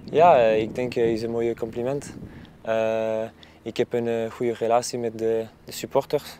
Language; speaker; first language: Dutch; non-native, local second language; Spanish